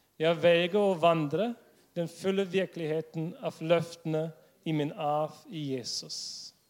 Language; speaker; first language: Norwegian; non-native, fluent; English